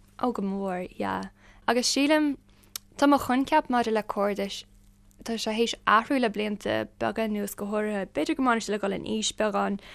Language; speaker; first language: Irish; non-native, local second language; English